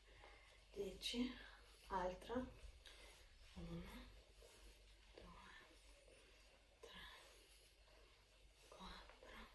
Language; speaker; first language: Italian; non-native, learner; Russian